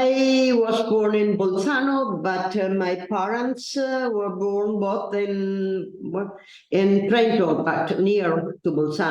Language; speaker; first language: English; non-native, learner; Italian